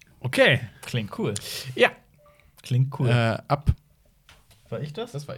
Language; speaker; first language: German; native; German